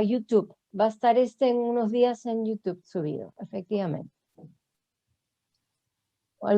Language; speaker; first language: Spanish; native; Spanish